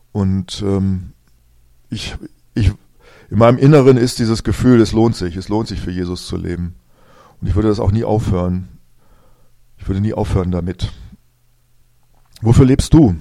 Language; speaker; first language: German; native; German